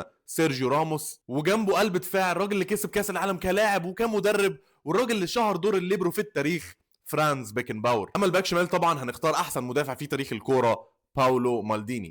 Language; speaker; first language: Arabic; native; Arabic